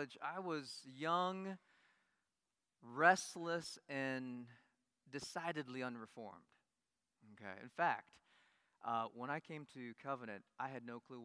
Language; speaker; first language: English; native; English